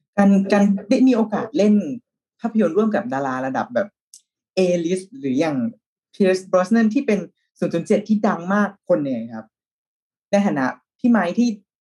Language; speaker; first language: Thai; native; Thai